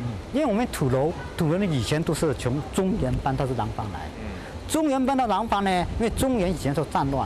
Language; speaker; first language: Chinese; native; Chinese